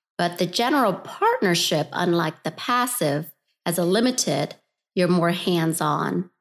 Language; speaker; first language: English; early bilingual, other home language; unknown